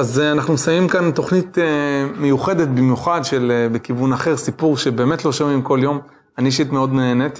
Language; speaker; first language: Hebrew; native; Hebrew